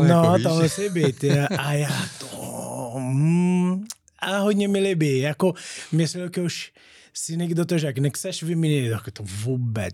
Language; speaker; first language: Czech; non-native, learner; Portuguese